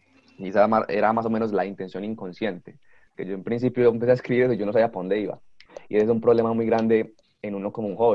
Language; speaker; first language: Spanish; native; Spanish